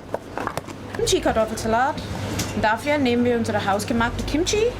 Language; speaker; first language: German; non-native, fluent; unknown